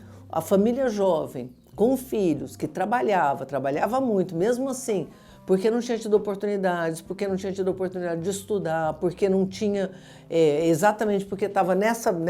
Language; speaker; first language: Portuguese; native; Portuguese